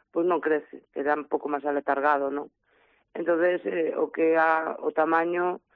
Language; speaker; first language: Galician; native; Galician